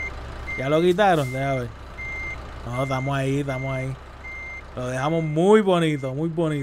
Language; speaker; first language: Spanish; native; Spanish